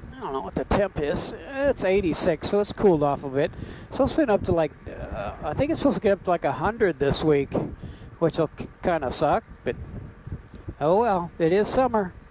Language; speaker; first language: English; native; English